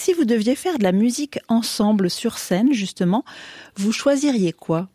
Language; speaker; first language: French; native; French